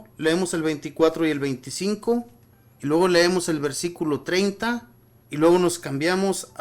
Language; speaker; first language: Spanish; native; Spanish